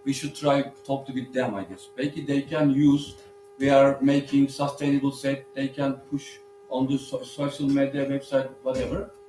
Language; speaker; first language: English; non-native, learner; Turkish